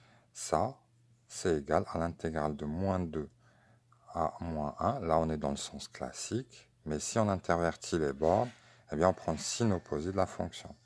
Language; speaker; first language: French; native; French